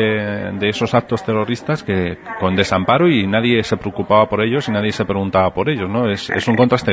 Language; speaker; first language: Spanish; native; Spanish